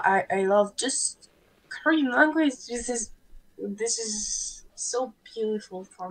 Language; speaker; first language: English; non-native, learner; French